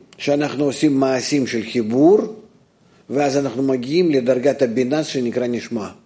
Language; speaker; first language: Hebrew; non-native, fluent; Russian